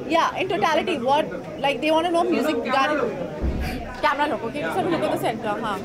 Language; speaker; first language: English; non-native, local second language; Hindi